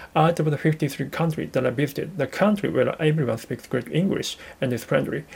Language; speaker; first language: English; non-native, learner; Japanese